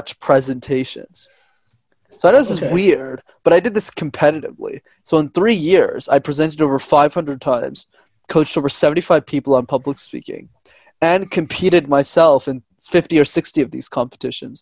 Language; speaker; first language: English; native; English